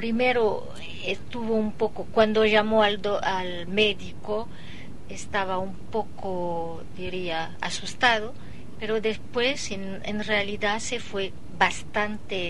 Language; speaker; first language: Spanish; non-native, fluent; French